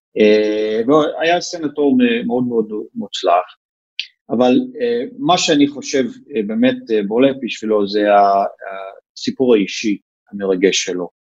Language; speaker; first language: Hebrew; non-native, fluent; English